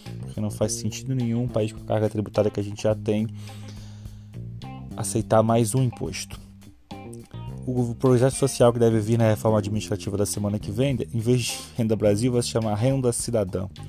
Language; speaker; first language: Portuguese; native; Portuguese